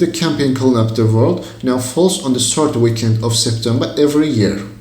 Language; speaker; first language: English; non-native, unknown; Azerbaijani